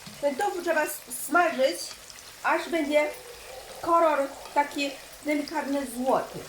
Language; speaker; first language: Polish; non-native, learner; Chinese